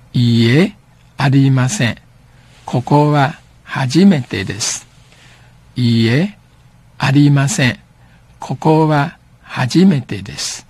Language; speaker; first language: Japanese; non-native, fluent; Min Nan Chinese